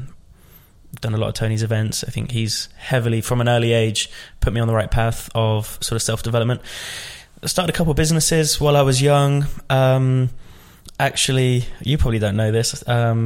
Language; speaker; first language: English; native; English